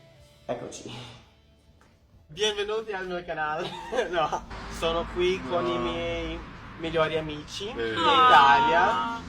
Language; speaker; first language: Italian; non-native, learner; Portuguese